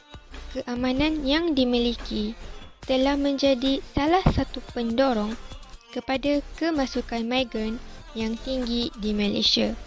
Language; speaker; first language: Malay; native; Malay